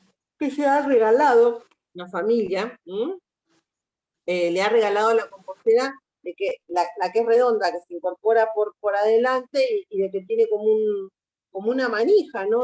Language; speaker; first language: Spanish; native; Spanish